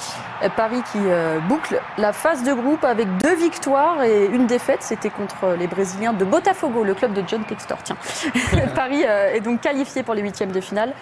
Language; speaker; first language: French; native; French